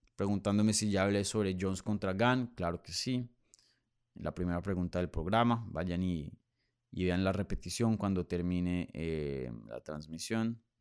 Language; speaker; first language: Spanish; native; Spanish